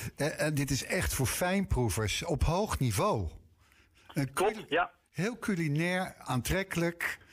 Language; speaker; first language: Dutch; native; Dutch